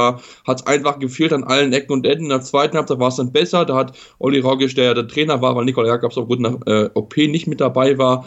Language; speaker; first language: German; native; German